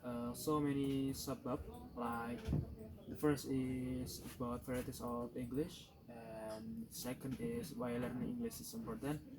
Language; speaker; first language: English; non-native, learner; Indonesian